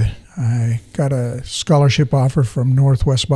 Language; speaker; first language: English; native; English